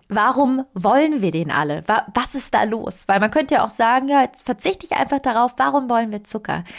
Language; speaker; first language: German; non-native, fluent; Italian